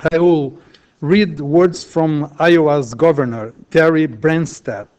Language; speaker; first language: English; non-native, fluent; Portuguese